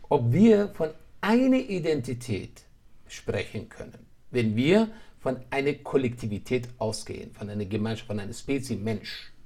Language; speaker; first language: German; non-native, fluent; Persian